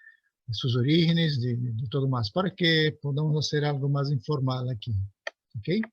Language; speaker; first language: Spanish; non-native, fluent; Portuguese